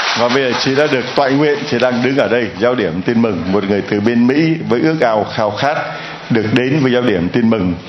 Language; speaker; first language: Vietnamese; native; Vietnamese